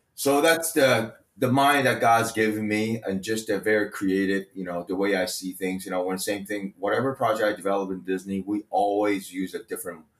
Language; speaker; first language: English; early bilingual, other home language; Chinese